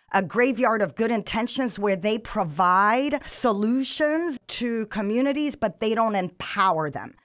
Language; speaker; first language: English; non-native, fluent; Arabic